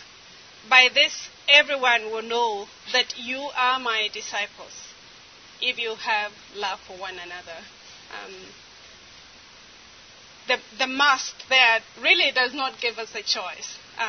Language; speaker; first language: English; non-native, local second language; Kamba